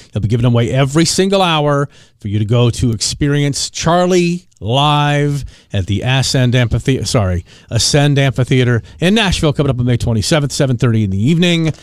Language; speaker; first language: English; native; English